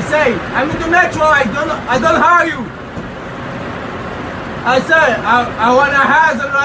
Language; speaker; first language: English; non-native, learner; French